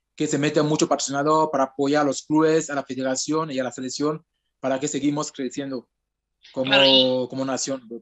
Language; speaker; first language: Spanish; non-native, fluent; French